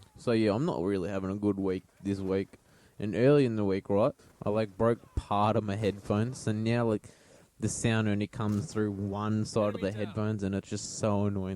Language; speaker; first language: English; native; English